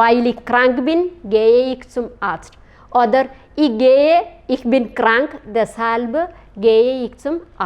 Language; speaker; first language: German; non-native, fluent; Malayalam